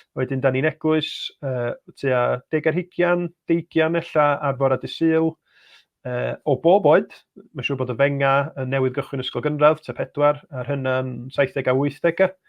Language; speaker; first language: Welsh; native; Welsh